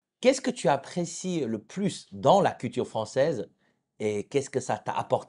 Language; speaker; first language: French; native; French